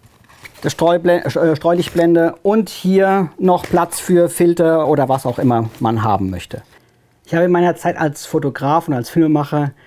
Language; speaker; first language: German; native; German